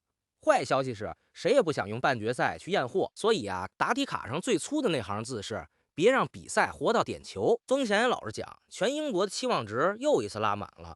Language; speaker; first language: Chinese; native; Chinese